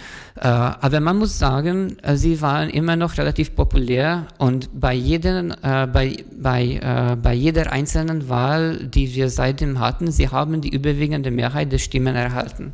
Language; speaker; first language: German; non-native, fluent; Hungarian